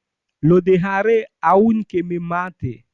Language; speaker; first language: Spanish; non-native, fluent; Haitian Creole